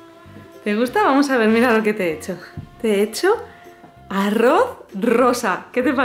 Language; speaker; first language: Spanish; native; Spanish